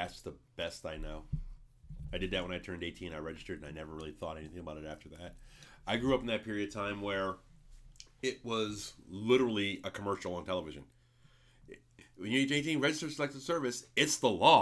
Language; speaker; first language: English; native; English